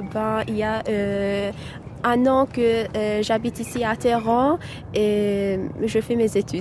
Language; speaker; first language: French; non-native, fluent; Persian